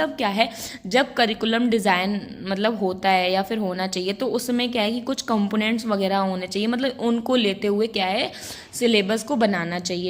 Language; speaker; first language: Hindi; native; Hindi